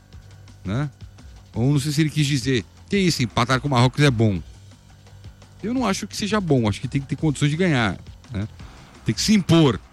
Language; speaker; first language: Portuguese; native; Portuguese